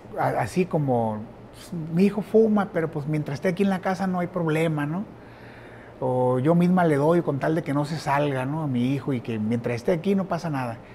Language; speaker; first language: Spanish; native; Spanish